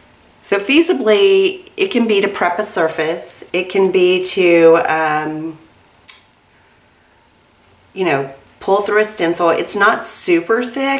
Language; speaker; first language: English; native; English